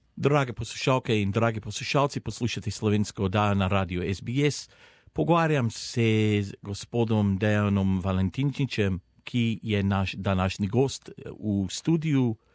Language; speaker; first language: Slovenian; early bilingual, heritage; Slovenian